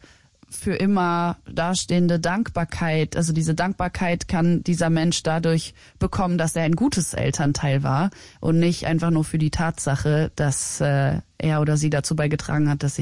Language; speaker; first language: German; native; German